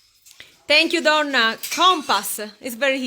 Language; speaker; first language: English; non-native, learner; Italian